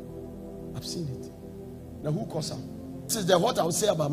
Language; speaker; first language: English; non-native, local second language; Akan